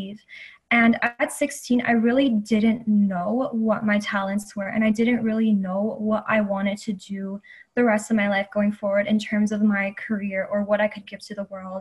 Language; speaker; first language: English; native; English